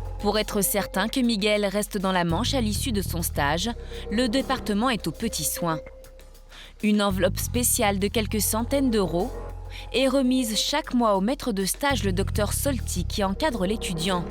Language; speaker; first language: French; native; French